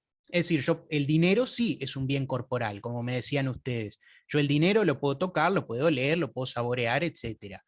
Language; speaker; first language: Spanish; native; Spanish